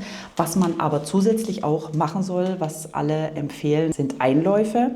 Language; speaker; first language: German; native; German